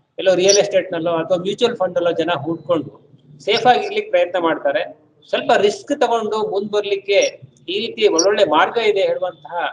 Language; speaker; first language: Kannada; native; Kannada